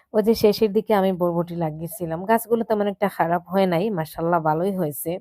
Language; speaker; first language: Bangla; non-native, local second language; Sylheti